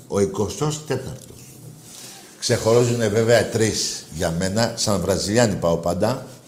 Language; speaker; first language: Greek; native; Greek